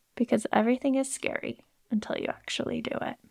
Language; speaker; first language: English; native; English